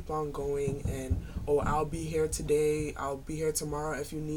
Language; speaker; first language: English; native; English